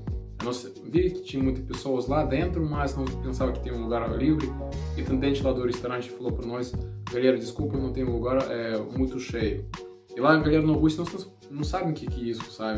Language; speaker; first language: Portuguese; non-native, learner; Russian